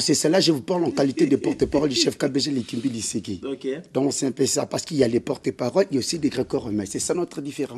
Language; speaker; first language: French; non-native, local second language; Lingala